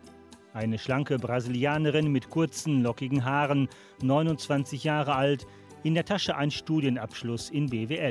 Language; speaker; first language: German; native; German